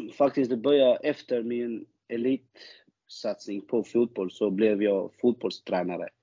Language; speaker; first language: Swedish; early bilingual, other home language; Albanian